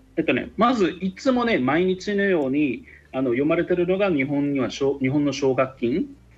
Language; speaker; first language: Japanese; non-native, fluent; Arabic